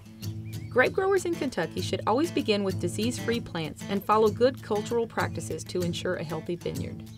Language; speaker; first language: English; native; English